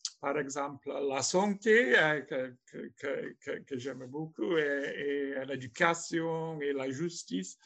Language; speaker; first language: French; non-native, fluent; English